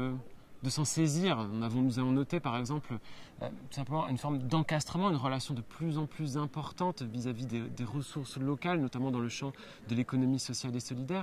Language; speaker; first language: French; native; French